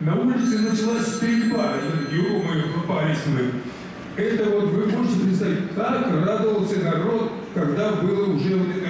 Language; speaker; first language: Russian; native; Russian